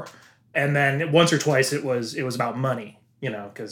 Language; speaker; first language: English; native; English